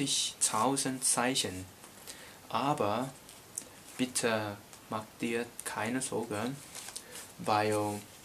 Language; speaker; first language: German; non-native, learner; Cantonese